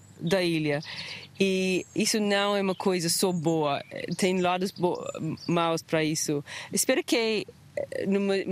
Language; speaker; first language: Portuguese; non-native, learner; English